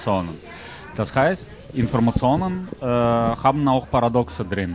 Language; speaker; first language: German; non-native, fluent; Russian